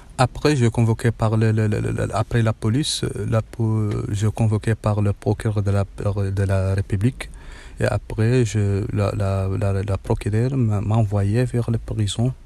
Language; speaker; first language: French; non-native, learner; Arabic